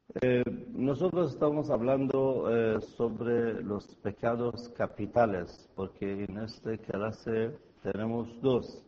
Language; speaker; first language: Spanish; non-native, fluent; Persian